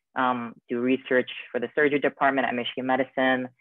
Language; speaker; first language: English; native; English